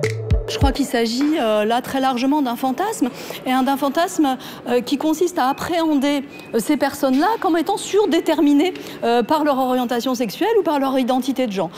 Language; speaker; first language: French; native; French